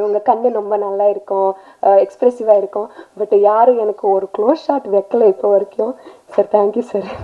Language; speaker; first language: Tamil; non-native, learner; Telugu